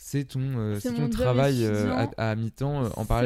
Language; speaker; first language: French; native; French